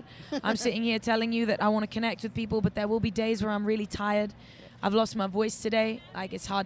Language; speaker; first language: English; native; English